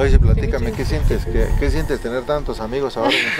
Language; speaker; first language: Spanish; native; Spanish